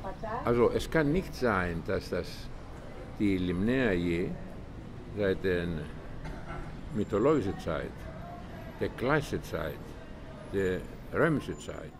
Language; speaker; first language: German; non-native, learner; Greek